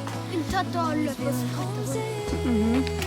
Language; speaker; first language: Norwegian; early bilingual, other home language; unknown